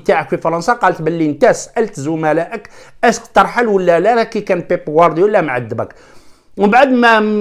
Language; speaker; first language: Arabic; native; Arabic